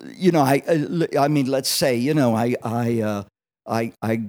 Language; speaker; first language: English; native; English